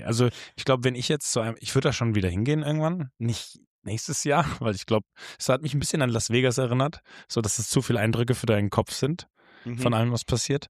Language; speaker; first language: German; native; German